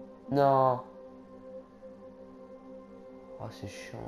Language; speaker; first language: French; native; French